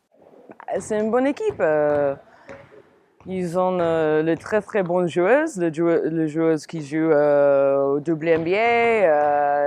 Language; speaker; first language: French; non-native, fluent; English